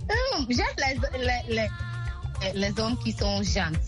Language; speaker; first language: French; non-native, learner; Akan